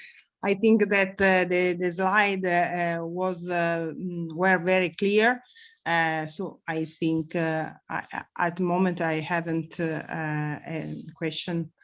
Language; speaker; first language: English; non-native, learner; Italian